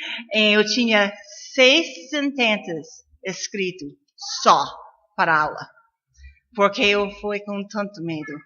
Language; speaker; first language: Portuguese; non-native, fluent; English